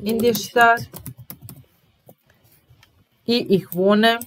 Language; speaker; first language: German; non-native, fluent; Serbian